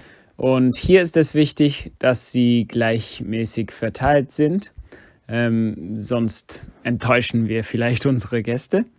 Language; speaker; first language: German; non-native, fluent; English